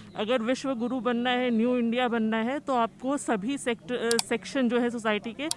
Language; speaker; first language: Hindi; native; Hindi